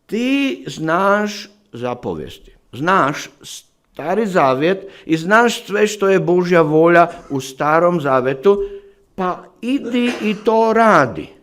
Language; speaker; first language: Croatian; non-native, fluent; Slovak